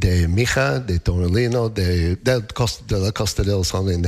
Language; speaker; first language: Spanish; non-native, learner; English